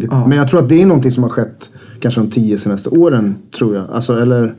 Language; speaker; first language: Swedish; native; Swedish